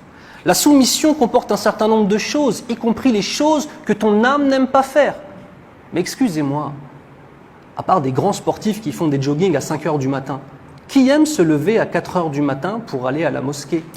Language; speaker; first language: French; native; French